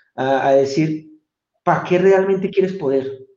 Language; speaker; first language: Spanish; native; Spanish